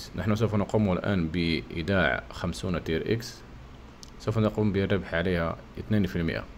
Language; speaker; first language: Arabic; native; Arabic